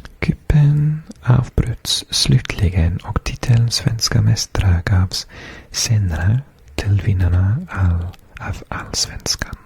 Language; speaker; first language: Swedish; non-native, fluent; English